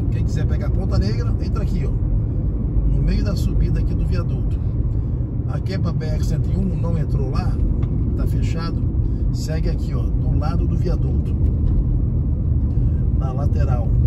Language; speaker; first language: Portuguese; native; Portuguese